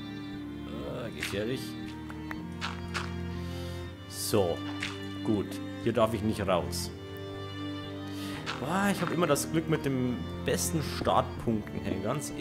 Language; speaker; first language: German; native; German